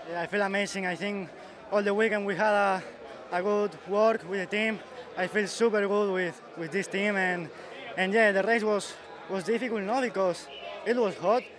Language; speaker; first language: English; non-native, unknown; Spanish